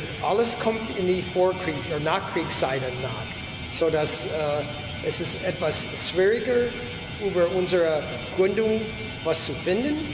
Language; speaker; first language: German; non-native, fluent; English